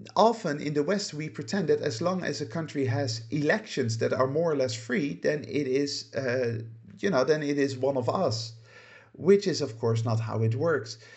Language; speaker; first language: English; non-native, fluent; Dutch